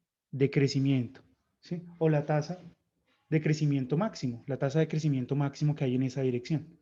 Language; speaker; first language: Spanish; native; Spanish